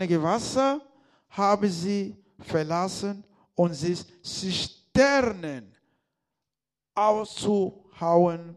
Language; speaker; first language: German; non-native, learner; Lingala